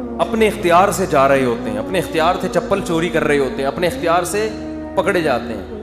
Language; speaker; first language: Urdu; native; Urdu